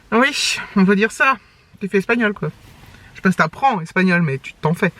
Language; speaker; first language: French; native; French